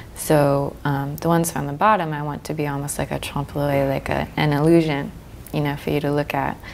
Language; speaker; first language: English; native; English